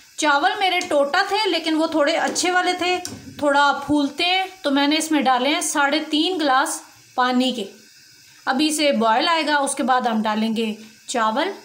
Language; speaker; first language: Urdu; native; Urdu